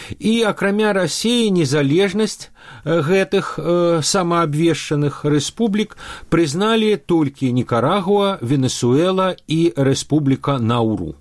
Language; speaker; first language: Belarusian; non-native, local second language; Russian